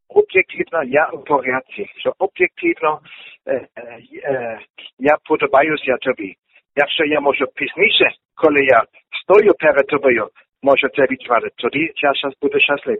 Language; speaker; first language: Ukrainian; non-native, learner; German